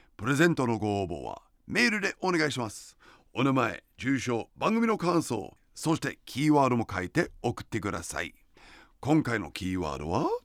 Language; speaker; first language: Japanese; non-native, fluent; English